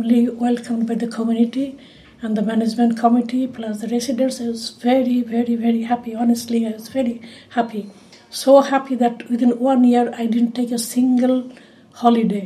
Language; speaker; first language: English; non-native, local second language; Bangla